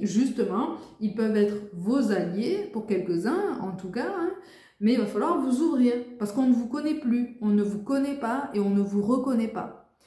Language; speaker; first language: French; native; French